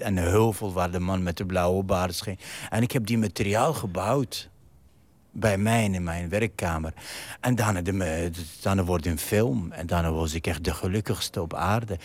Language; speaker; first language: Dutch; non-native, fluent; Arabic